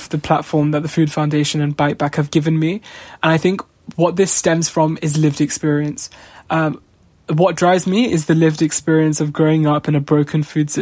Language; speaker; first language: English; native; English